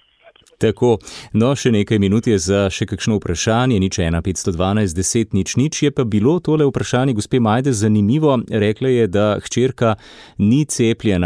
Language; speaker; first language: Slovenian; native; Slovenian